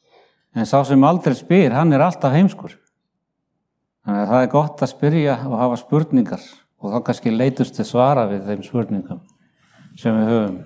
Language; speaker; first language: Icelandic; native; Icelandic